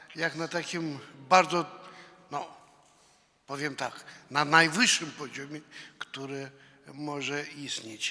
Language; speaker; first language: Polish; non-native, fluent; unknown